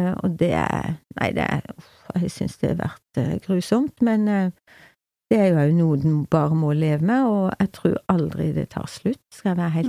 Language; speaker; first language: Norwegian; native; Norwegian